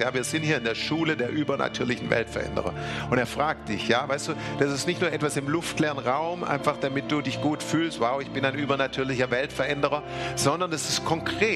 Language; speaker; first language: German; native; German